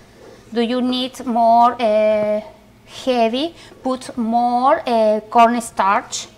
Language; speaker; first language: English; non-native, learner; Spanish